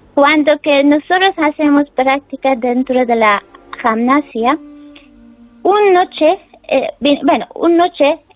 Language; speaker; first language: Spanish; non-native, learner; Persian